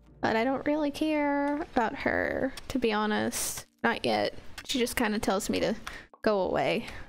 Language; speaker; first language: English; native; English